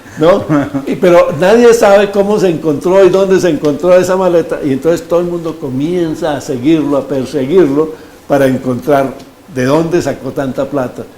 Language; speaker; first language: Spanish; native; Spanish